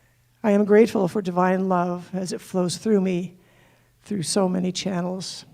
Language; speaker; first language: English; native; English